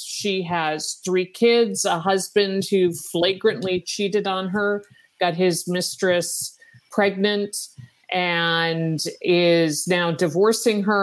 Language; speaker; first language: English; native; English